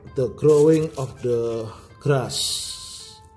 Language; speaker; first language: English; non-native, learner; Indonesian